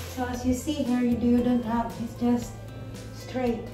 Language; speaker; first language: English; non-native, local second language; Cebuano